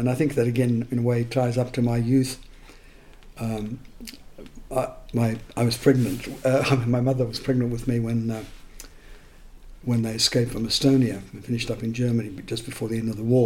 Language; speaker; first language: English; non-native, local second language; Estonian